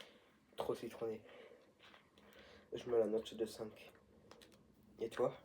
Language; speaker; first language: French; native; French